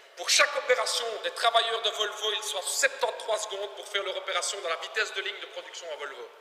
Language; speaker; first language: French; native; French